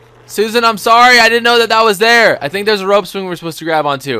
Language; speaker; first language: English; native; English